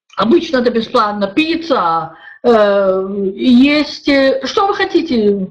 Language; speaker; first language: Russian; early bilingual, heritage; Russian